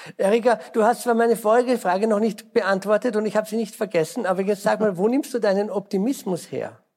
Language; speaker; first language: German; native; German